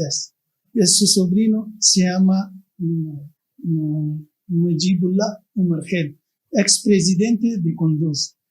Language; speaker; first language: Spanish; non-native, fluent; Pashto